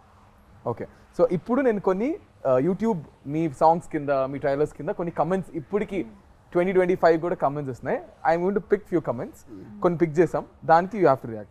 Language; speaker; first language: Telugu; native; Telugu